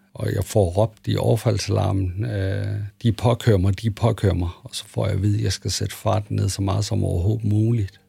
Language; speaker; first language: Danish; early bilingual, other home language; Arabic